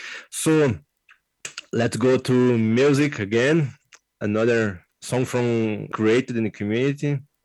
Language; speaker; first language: English; non-native, fluent; Portuguese